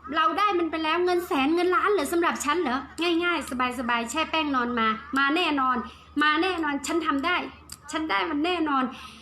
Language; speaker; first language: Thai; native; Thai